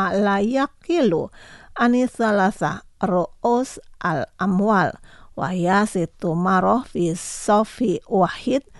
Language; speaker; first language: Arabic; non-native, fluent; Indonesian